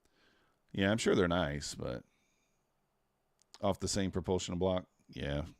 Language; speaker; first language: English; native; English